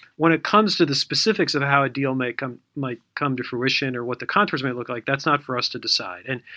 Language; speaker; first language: English; native; English